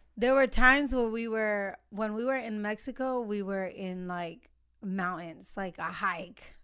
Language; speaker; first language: English; early bilingual, other home language; Spanish